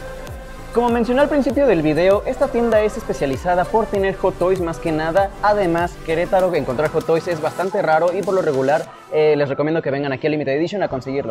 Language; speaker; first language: Spanish; native; Spanish